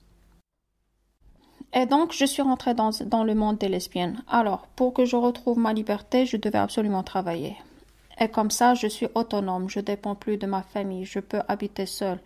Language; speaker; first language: French; non-native, local second language; Arabic